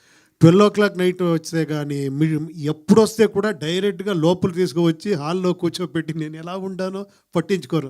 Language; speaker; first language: Telugu; non-native, fluent; Kannada